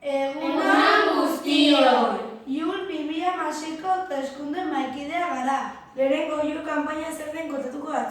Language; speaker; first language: Basque; native; Basque